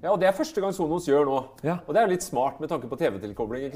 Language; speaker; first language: Norwegian; native; Norwegian